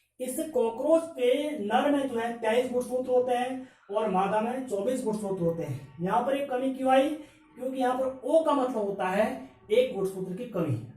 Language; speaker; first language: Hindi; native; Hindi